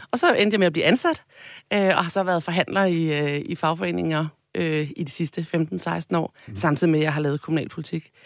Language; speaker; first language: Danish; native; Danish